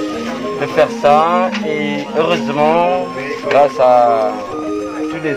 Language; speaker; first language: French; non-native, fluent; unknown